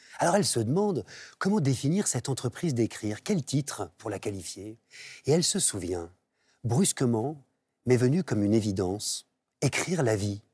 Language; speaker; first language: French; native; French